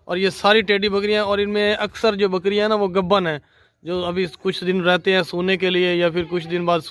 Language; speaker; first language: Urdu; non-native, local second language; Punjabi